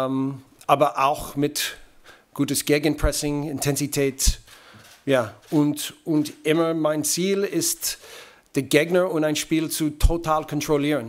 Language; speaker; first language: German; non-native, fluent; English